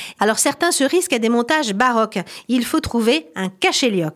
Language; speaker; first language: French; native; French